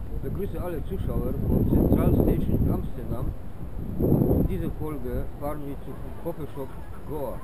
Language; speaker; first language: German; non-native, learner; Polish